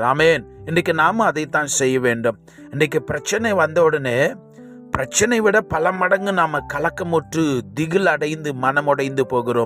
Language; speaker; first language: Tamil; native; Tamil